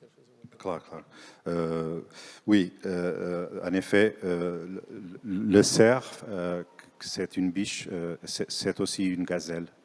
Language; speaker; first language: French; non-native, fluent; Portuguese